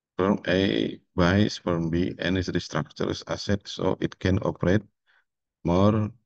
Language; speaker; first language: English; non-native, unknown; Indonesian